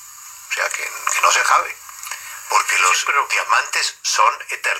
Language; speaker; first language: Spanish; native; Spanish